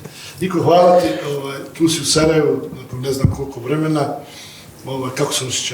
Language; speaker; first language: Bosnian; native; Bosnian